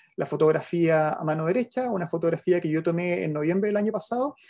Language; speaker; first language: Spanish; native; Spanish